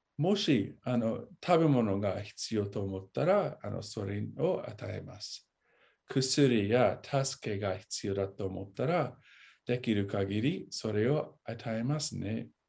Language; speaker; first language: Japanese; non-native, fluent; English